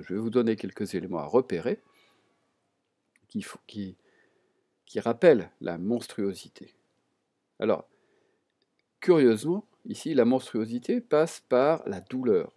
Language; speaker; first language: French; native; French